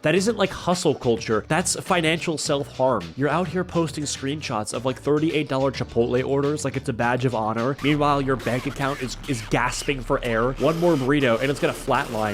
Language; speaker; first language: English; native; English